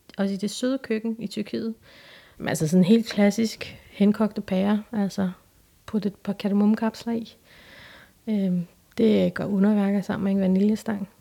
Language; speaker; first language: Danish; early bilingual, other home language; Turkish